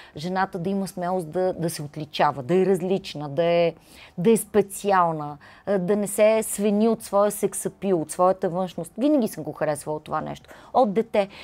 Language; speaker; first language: Bulgarian; native; Bulgarian